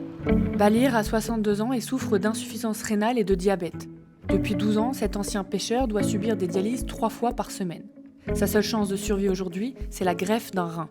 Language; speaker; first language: French; native; French